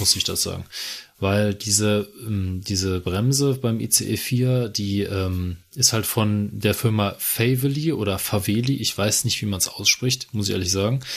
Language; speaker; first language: German; native; German